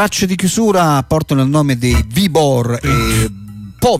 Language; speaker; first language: Italian; native; Italian